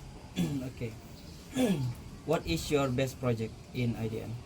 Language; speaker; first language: English; non-native, learner; Indonesian